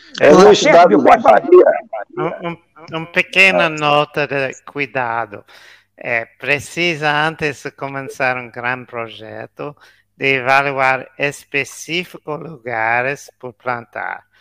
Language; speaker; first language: Portuguese; non-native, learner; English